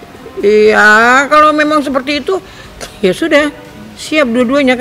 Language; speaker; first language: Indonesian; native; Indonesian